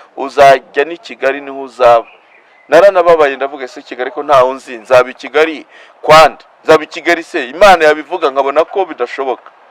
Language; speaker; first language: Kinyarwanda; non-native, local second language; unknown